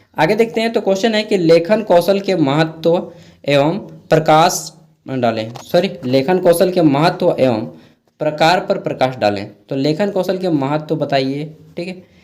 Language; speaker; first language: Hindi; non-native, local second language; Magahi